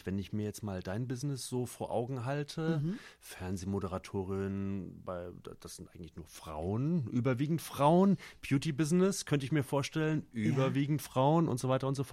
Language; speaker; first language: German; native; German